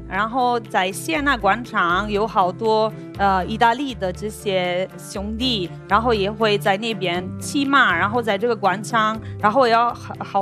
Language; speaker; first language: Chinese; non-native, fluent; Italian